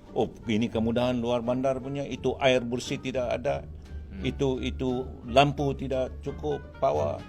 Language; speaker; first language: Malay; native; Malay